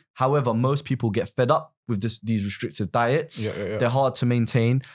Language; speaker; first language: English; native; English